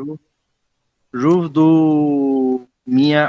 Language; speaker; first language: German; non-native, learner; Spanish